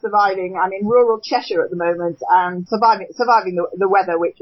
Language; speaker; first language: English; native; English